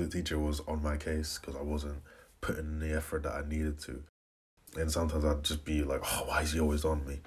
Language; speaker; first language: English; native; English